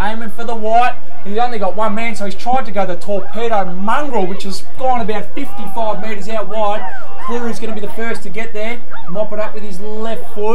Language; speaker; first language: English; native; English